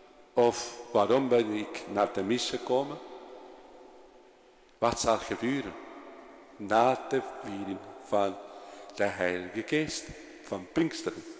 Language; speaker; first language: Dutch; non-native, fluent; Spanish